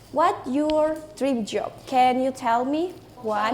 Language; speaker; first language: English; non-native, learner; Indonesian